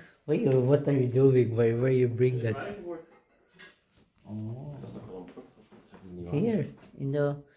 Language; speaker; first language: English; non-native, learner; Filipino